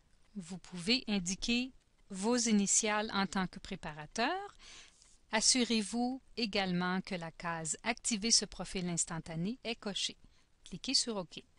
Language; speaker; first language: French; native; French